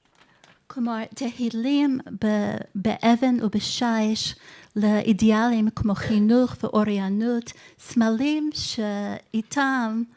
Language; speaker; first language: Hebrew; non-native, fluent; English